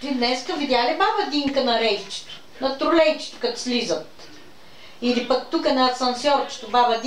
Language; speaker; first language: Bulgarian; native; Bulgarian